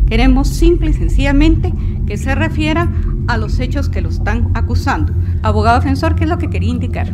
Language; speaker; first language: Spanish; native; Spanish